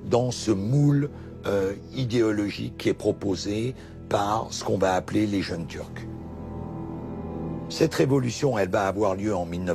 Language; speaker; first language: French; native; French